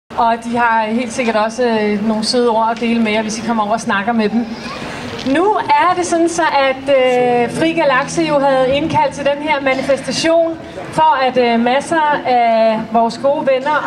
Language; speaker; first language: Danish; native; Danish